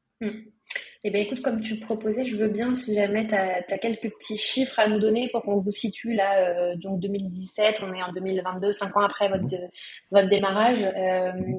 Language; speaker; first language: French; native; French